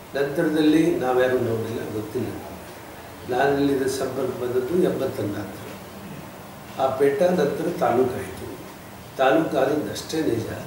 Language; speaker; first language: Kannada; native; Kannada